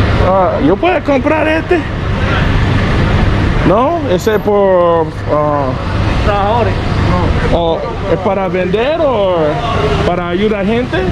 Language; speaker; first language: Spanish; non-native, learner; English